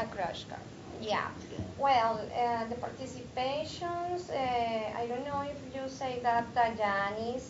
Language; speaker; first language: English; non-native, learner; Spanish